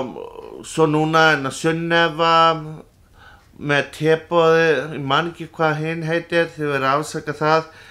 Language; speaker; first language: Icelandic; non-native, fluent; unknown